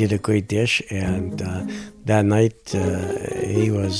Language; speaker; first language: English; non-native, fluent; Arabic